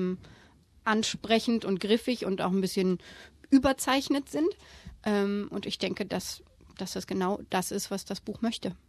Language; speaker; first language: German; native; German